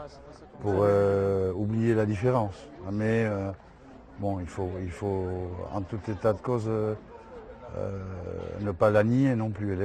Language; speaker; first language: French; native; French